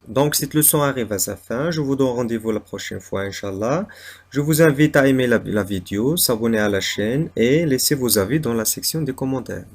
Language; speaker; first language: French; non-native, local second language; Arabic